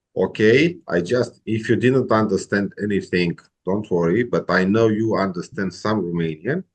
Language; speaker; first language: English; non-native, fluent; Romanian